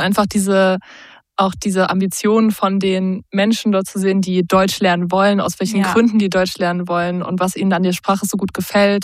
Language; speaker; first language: German; native; German